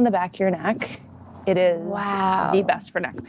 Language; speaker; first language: English; native; English